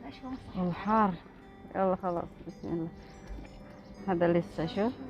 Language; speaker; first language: Arabic; non-native, learner; Indonesian